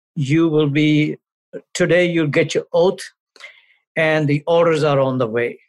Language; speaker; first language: English; non-native, local second language; Punjabi